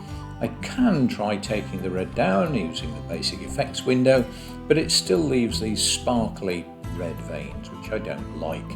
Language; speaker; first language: English; native; English